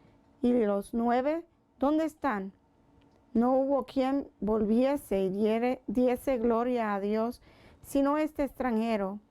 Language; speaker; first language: Spanish; native; Spanish